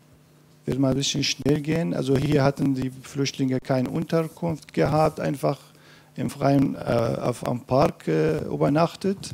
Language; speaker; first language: German; non-native, fluent; Kurdish